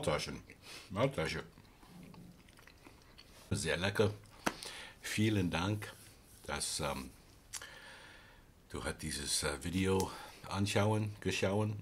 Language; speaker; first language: German; non-native, learner; English